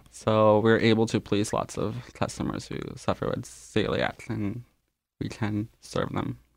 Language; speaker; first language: English; non-native, fluent; Spanish